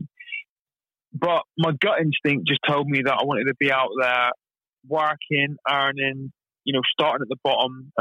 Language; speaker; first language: English; native; English